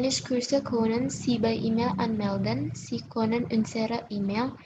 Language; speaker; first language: German; non-native, learner; Indonesian